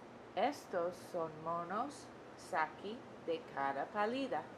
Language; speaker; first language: Spanish; non-native, learner; English